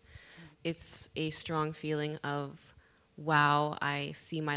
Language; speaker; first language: English; native; English